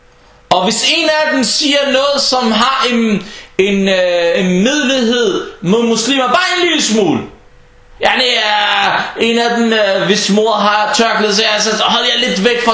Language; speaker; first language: Danish; early bilingual, other home language; Arabic